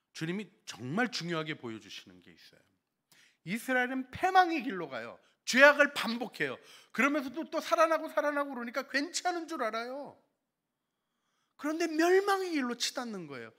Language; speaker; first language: Korean; native; Korean